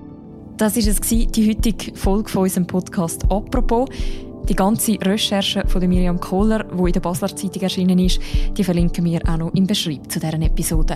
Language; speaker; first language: German; native; German